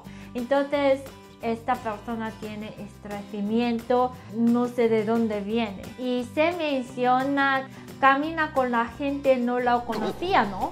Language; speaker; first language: Spanish; non-native, learner; Korean